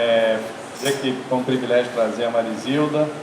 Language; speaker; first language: Portuguese; native; Portuguese